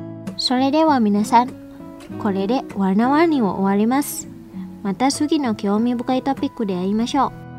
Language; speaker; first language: Japanese; non-native, fluent; Indonesian